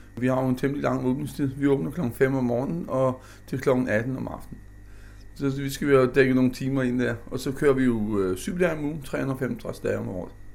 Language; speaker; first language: Danish; native; Danish